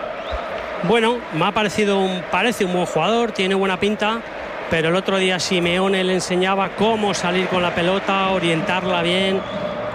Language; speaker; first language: Spanish; native; Spanish